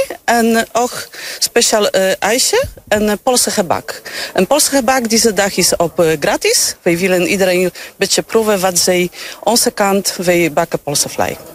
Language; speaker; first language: Dutch; non-native, learner; Polish